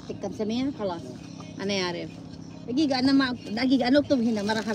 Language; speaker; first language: Arabic; non-native, learner; Filipino